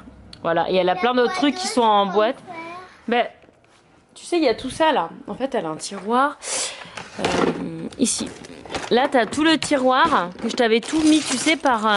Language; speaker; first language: French; native; French